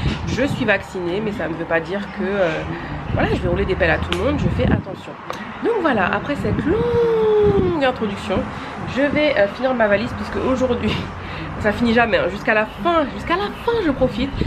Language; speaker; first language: French; native; French